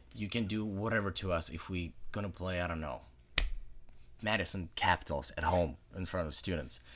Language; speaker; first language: English; non-native, fluent; Russian